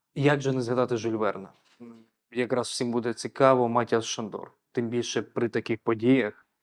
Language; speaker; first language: Ukrainian; native; Ukrainian